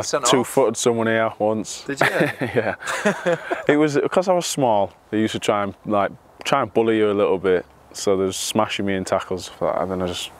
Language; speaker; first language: English; native; English